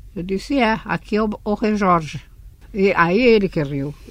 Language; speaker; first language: Portuguese; early bilingual, other home language; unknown